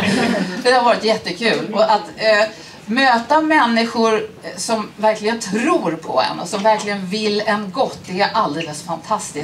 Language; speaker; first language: Swedish; native; Swedish